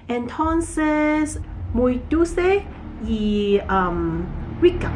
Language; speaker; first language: Spanish; non-native, learner; Cantonese